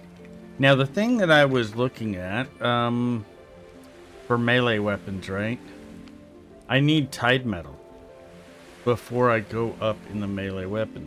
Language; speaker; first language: English; native; English